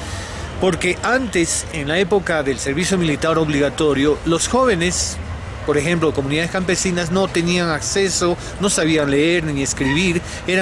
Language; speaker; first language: Spanish; native; Spanish